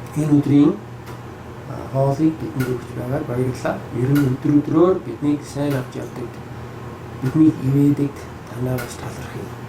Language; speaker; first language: Mongolian; non-native, fluent; English